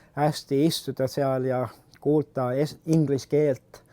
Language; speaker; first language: Estonian; early bilingual, heritage; Estonian